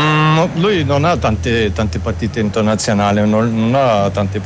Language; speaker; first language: Italian; non-native, learner; German